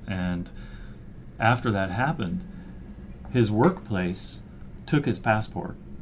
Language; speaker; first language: English; native; English